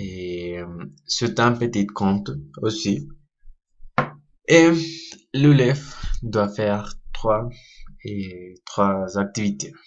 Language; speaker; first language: French; non-native, learner; Spanish